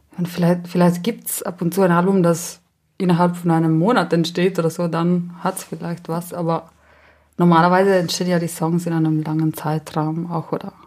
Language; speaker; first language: German; non-native, local second language; Ladin